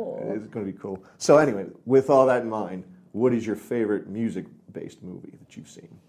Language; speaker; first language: English; native; English